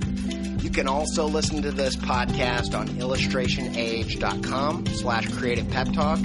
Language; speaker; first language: English; native; English